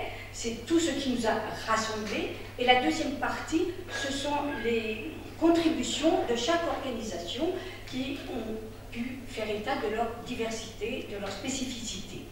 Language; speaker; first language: French; native; French